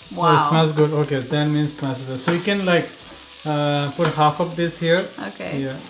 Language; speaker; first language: English; non-native, local second language; Hindi